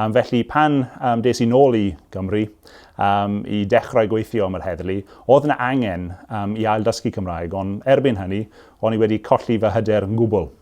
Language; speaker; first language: Welsh; non-native, local second language; English